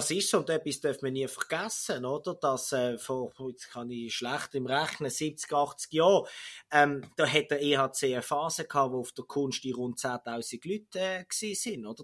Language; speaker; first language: German; native; German